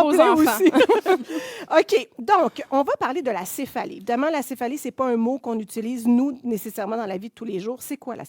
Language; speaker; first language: French; native; French